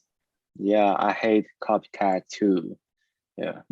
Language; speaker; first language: English; non-native, learner; Chinese